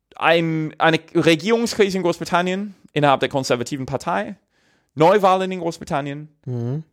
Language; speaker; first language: German; non-native, fluent; English